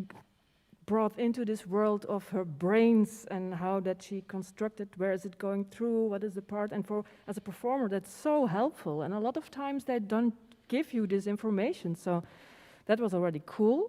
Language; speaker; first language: English; non-native, fluent; Dutch